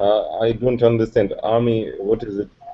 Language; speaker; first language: English; non-native, learner; Russian